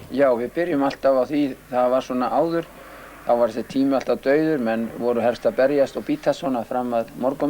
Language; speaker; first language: Icelandic; native; Icelandic